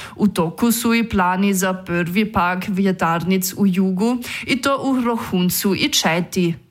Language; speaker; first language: Croatian; native; Croatian